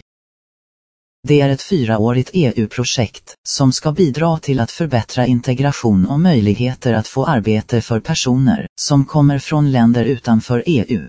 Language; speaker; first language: Swedish; native; Swedish